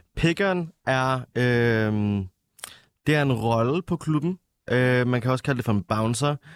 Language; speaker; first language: Danish; early bilingual, other home language; Arabic